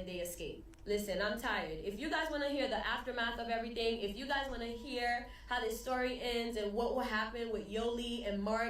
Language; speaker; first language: English; early bilingual, other home language; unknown